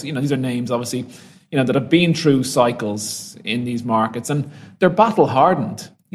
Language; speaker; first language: English; native; English